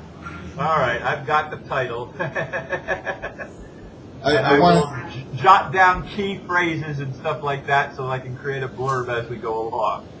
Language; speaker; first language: English; native; English